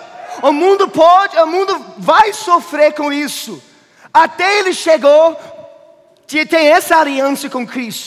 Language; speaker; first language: Portuguese; non-native, fluent; English